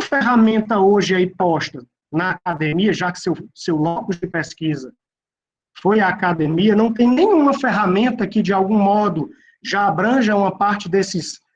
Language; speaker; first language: Portuguese; native; Portuguese